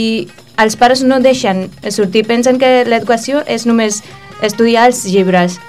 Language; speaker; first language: Catalan; early bilingual, other home language; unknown